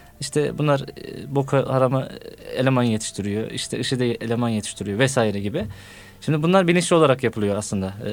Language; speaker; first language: Turkish; native; Turkish